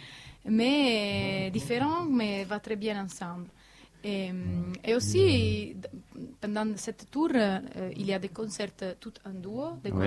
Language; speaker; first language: French; non-native, learner; Italian